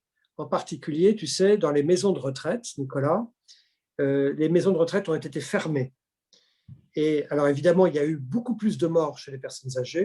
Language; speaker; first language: French; native; French